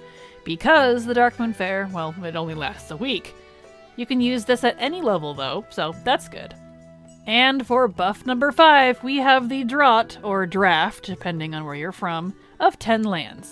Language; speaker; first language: English; native; English